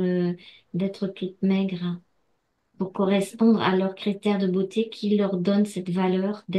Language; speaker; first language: French; native; French